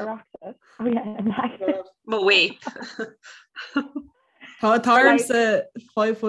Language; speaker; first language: Irish; non-native, local second language; English